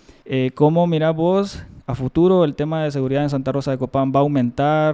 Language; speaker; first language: Spanish; native; Spanish